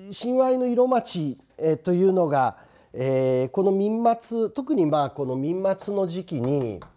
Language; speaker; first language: Japanese; native; Japanese